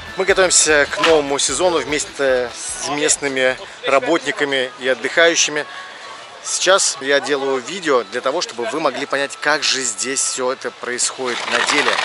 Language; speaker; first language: Russian; native; Russian